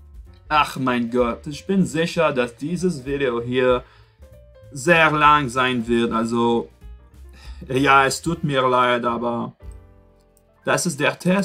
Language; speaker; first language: German; non-native, fluent; French